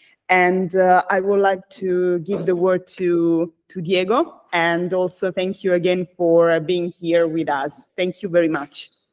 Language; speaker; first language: English; non-native, fluent; Italian